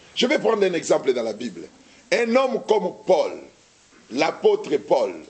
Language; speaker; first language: French; non-native, local second language; Lingala